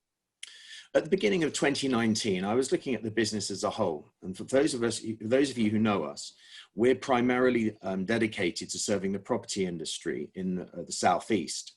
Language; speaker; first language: English; native; English